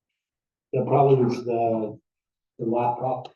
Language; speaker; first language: English; native; English